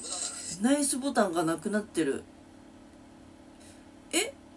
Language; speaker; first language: Japanese; native; Japanese